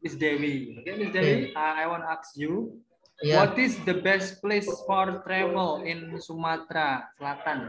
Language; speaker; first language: English; non-native, learner; Indonesian